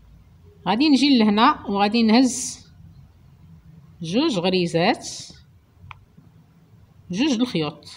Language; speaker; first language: Arabic; native; Arabic